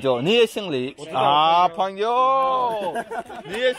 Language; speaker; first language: Chinese; non-native, learner; Rundi